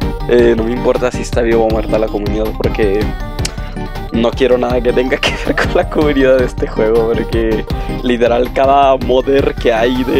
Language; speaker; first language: Spanish; native; Spanish